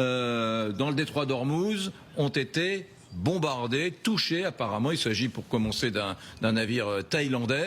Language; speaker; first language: French; native; French